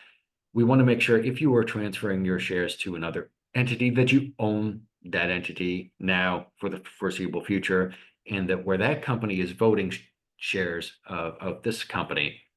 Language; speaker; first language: English; native; English